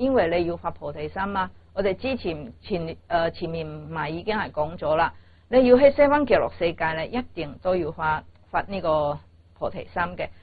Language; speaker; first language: Cantonese; non-native, fluent; Chinese